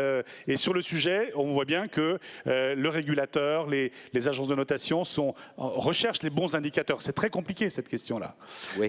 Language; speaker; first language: French; native; French